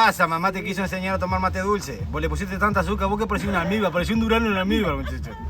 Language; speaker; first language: Spanish; native; Spanish